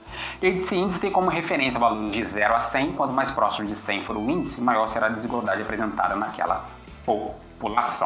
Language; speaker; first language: Portuguese; native; Portuguese